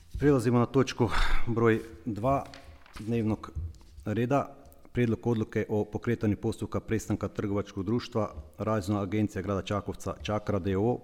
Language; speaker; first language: Croatian; native; Croatian